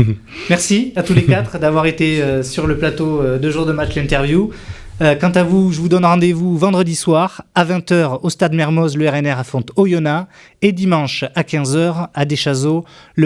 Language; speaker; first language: French; native; French